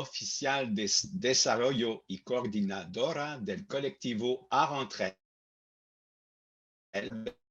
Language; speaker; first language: Spanish; non-native, learner; French